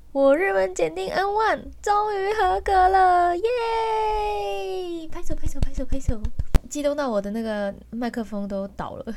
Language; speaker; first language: Chinese; native; Chinese